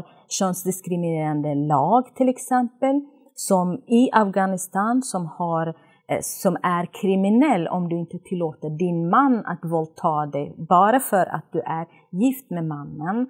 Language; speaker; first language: Swedish; non-native, fluent; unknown